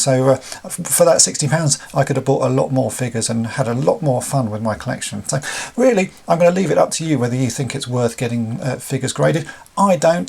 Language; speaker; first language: English; native; English